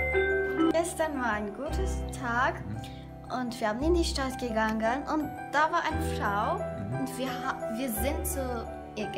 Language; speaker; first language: German; non-native, learner; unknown